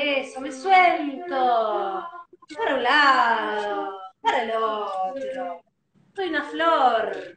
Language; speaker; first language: Spanish; native; Spanish